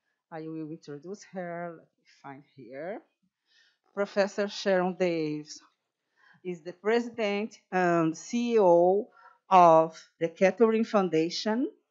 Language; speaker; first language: English; non-native, fluent; Portuguese